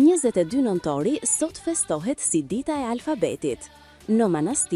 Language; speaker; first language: Albanian; native; Albanian